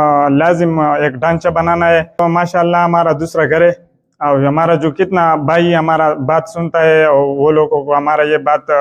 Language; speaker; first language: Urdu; non-native, local second language; Pashto